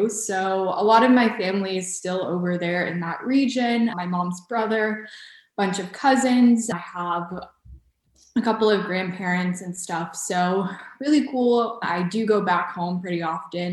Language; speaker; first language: English; early bilingual, other home language; Bosnian